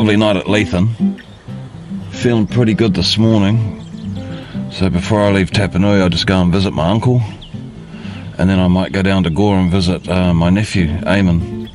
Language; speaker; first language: English; native; English